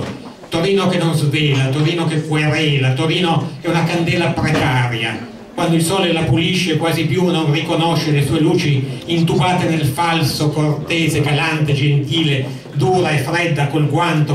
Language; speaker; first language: Italian; native; Italian